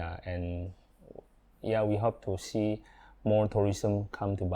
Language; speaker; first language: English; non-native, learner; Indonesian